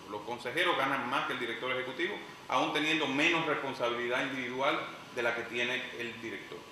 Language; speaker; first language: Spanish; native; Spanish